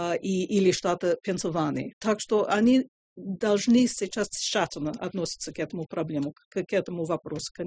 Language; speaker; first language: Russian; non-native, fluent; English